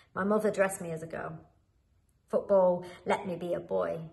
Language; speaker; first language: English; native; English